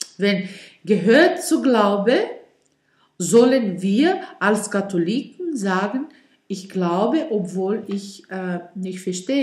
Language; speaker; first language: German; non-native, learner; Portuguese